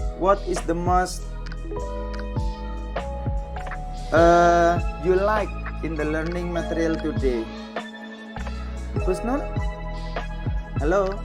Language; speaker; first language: English; non-native, learner; Indonesian